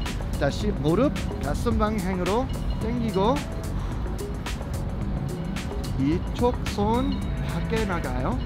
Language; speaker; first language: Korean; non-native, fluent; English